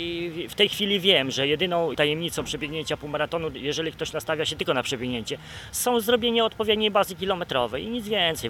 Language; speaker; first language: Polish; native; Polish